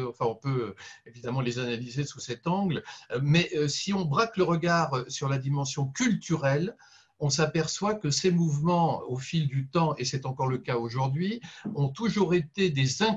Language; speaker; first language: French; native; French